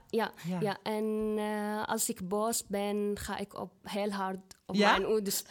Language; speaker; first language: Dutch; non-native, learner; Arabic